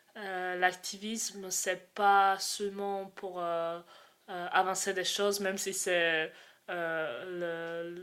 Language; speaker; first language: French; non-native, fluent; Croatian